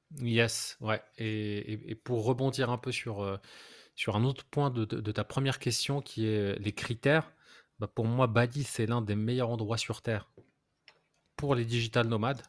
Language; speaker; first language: French; non-native, local second language; Arabic